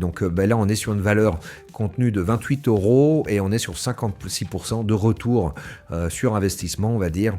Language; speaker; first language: French; native; French